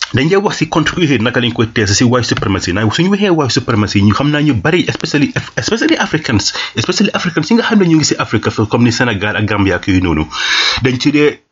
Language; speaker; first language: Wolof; non-native, local second language; Serer